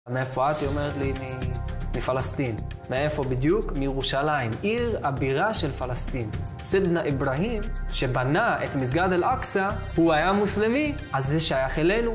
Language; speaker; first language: Hebrew; native; Hebrew